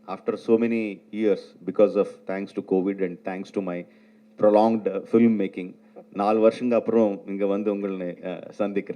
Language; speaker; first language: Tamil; non-native, local second language; Telugu